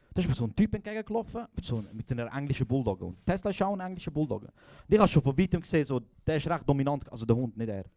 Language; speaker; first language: German; early bilingual, other home language; Croatian